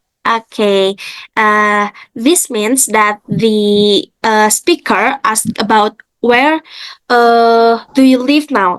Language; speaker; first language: English; non-native, fluent; Indonesian